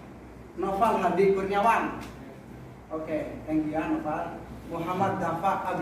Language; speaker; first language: English; non-native, learner; Indonesian